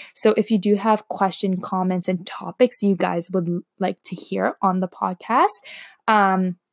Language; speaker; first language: English; non-native, fluent; Slovak